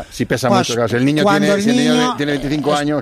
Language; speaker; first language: Spanish; native; Spanish